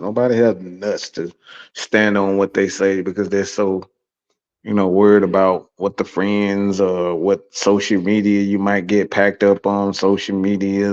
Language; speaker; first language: English; native; English